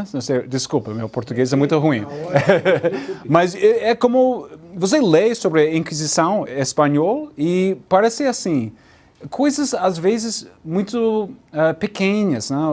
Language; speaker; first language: Portuguese; non-native, learner; English